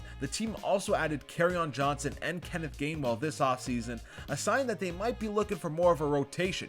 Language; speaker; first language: English; native; English